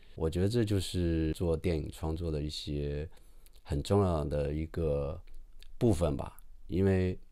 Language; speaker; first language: Chinese; native; Chinese